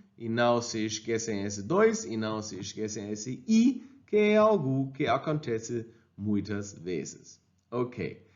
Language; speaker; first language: Portuguese; non-native, fluent; German